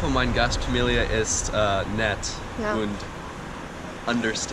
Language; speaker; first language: German; non-native, learner; English